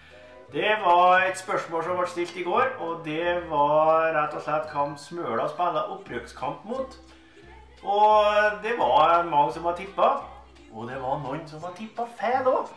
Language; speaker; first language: Norwegian; native; Norwegian